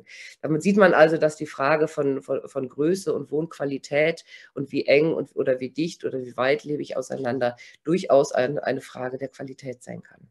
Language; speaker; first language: German; native; German